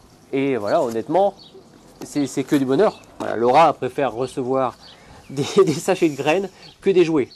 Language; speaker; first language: French; native; French